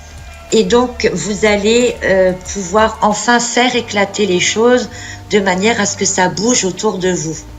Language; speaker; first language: French; native; French